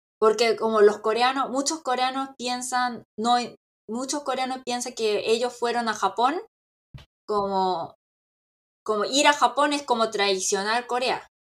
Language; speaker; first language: Spanish; non-native, fluent; Korean